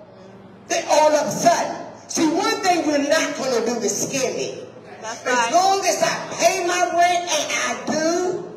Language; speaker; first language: English; native; English